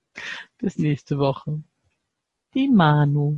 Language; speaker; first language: German; native; German